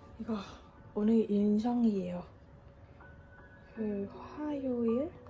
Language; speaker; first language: Korean; non-native, learner; Vietnamese